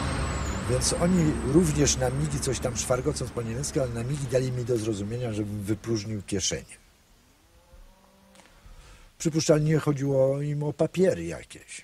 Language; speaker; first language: Polish; native; Polish